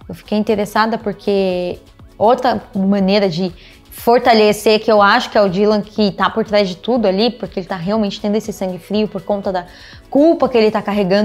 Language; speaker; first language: Portuguese; native; Portuguese